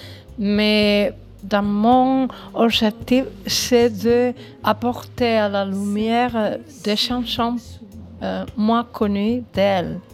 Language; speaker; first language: French; non-native, fluent; Spanish